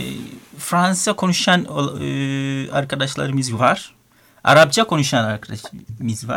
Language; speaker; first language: Turkish; non-native, learner; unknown